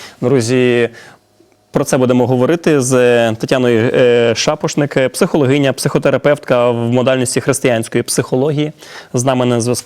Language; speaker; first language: Ukrainian; native; Ukrainian